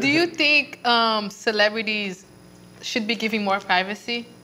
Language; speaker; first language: English; native; English